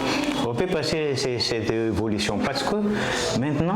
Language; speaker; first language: French; non-native, local second language; Malagasy